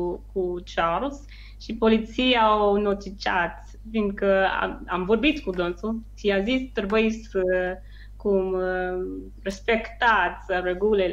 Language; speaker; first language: Romanian; non-native, learner; English